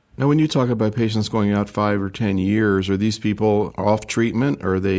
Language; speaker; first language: English; native; English